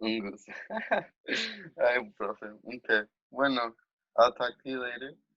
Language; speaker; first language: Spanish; early bilingual, heritage; Spanish